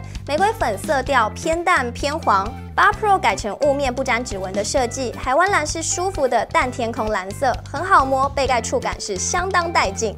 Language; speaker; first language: Chinese; native; Chinese